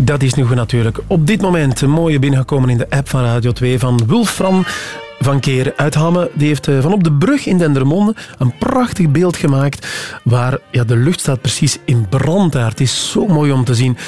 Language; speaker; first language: Dutch; native; Dutch